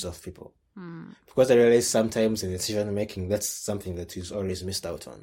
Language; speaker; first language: English; non-native, local second language; Ganda